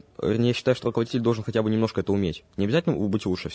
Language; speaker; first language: Russian; native; Russian